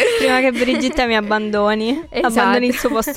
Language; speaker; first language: Italian; native; Italian